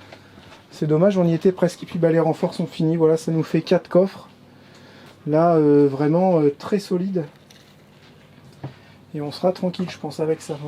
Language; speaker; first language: French; native; French